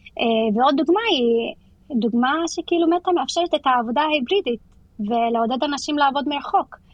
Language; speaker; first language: Hebrew; non-native, local second language; Arabic